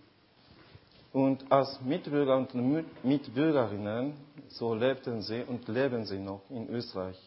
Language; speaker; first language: German; non-native, fluent; Japanese